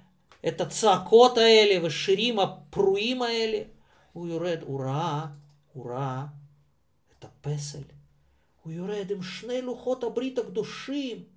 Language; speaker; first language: Hebrew; non-native, fluent; Russian